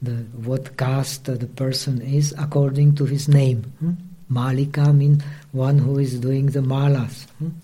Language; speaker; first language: English; non-native, fluent; Czech